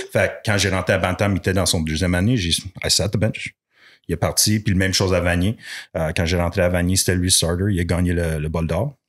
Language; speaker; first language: French; non-native, local second language; English